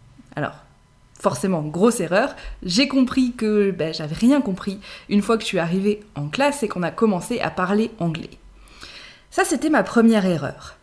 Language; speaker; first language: French; native; French